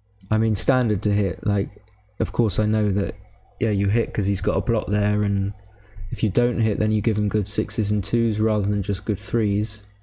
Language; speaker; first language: English; native; English